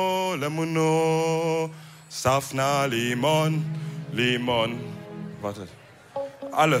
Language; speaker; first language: German; early bilingual, other home language; Wolof